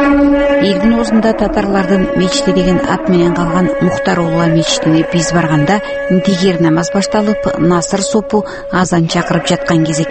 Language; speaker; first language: Kyrgyz; native; Kyrgyz